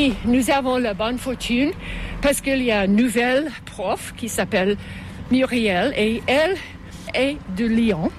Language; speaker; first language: French; non-native, fluent; English